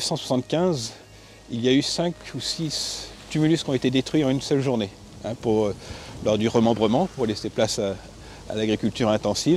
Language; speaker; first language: French; native; French